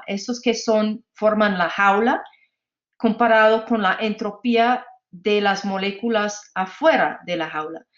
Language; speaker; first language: Spanish; non-native, fluent; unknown